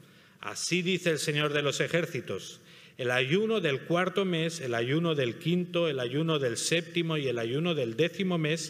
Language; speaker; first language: Spanish; native; Spanish